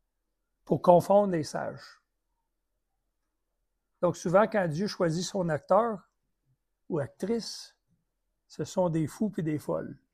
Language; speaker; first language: French; native; French